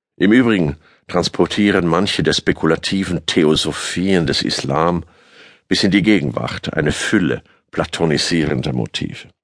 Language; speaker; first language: German; native; German